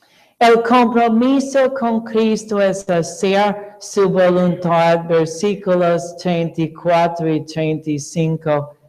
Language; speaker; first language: Spanish; non-native, fluent; English